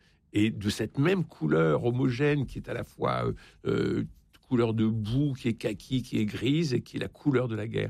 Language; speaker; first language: French; native; French